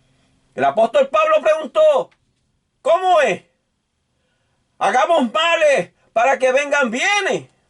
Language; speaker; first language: Spanish; native; Spanish